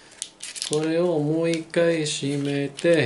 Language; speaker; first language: Japanese; non-native, learner; English